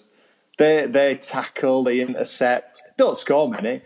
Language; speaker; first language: English; native; English